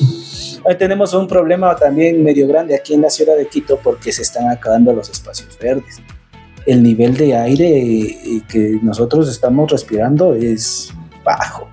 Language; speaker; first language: Spanish; native; Spanish